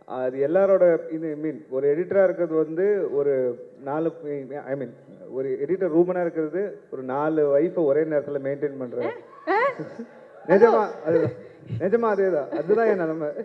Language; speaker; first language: Tamil; non-native, learner; Telugu